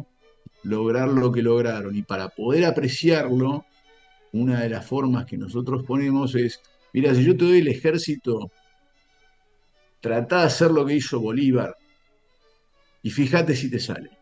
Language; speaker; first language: Spanish; native; Spanish